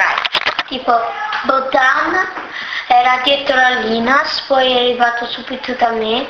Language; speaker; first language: Italian; early bilingual, other home language; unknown